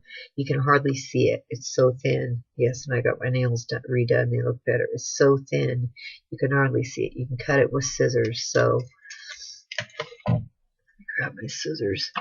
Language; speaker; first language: English; native; English